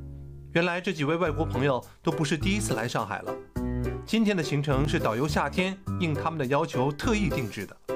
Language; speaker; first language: Chinese; native; Chinese